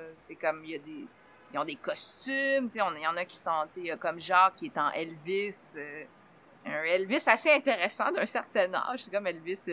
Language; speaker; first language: French; native; French